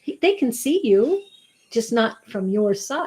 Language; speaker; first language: English; native; English